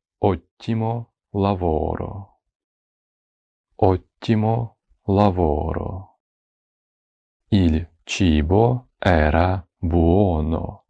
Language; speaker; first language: Italian; non-native, fluent; Ukrainian